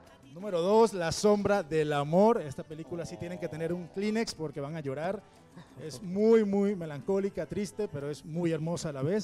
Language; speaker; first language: Spanish; native; Spanish